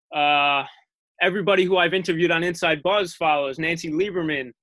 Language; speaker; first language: English; native; English